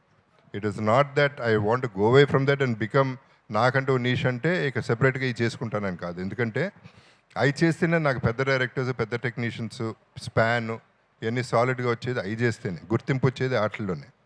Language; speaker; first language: Telugu; native; Telugu